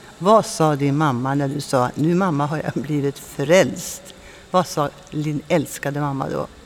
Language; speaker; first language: Swedish; native; Swedish